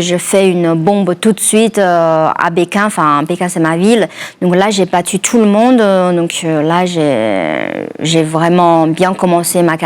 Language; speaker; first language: French; non-native, fluent; Chinese